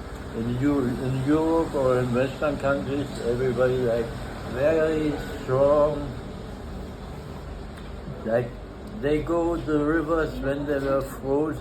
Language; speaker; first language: English; non-native, fluent; German